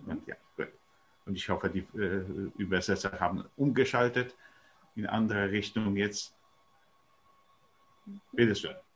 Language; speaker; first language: German; non-native, fluent; Polish